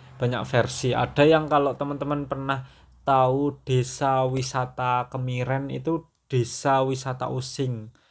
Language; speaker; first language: Indonesian; non-native, local second language; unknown